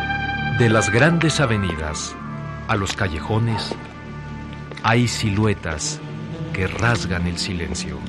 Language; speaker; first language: Spanish; native; Spanish